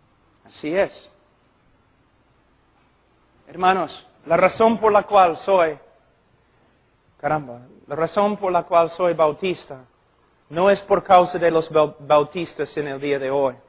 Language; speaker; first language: Spanish; non-native, fluent; English